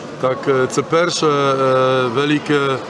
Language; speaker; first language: Ukrainian; non-native, learner; Polish